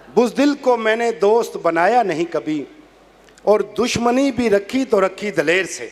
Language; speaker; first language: Urdu; non-native, local second language; Pahari-Potwari